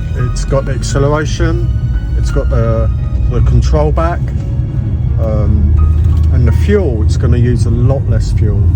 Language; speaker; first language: English; native; English